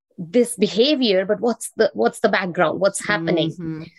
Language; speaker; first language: English; non-native, local second language; Hindi